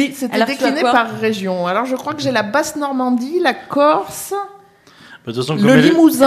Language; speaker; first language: French; native; French